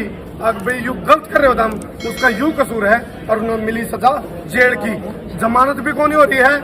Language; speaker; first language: Hindi; native; Hindi